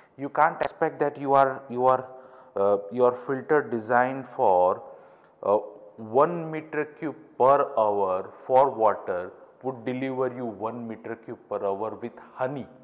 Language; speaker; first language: English; non-native, local second language; Gujarati